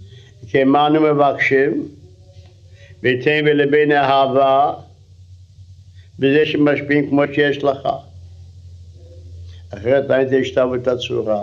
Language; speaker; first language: Hebrew; non-native, fluent; Russian